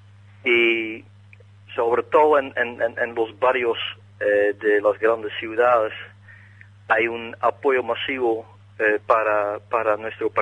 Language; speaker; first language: Spanish; non-native, fluent; Dutch